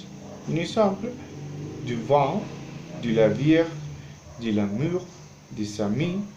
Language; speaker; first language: French; non-native, learner; Spanish